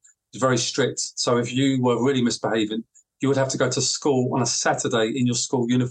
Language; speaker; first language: English; native; English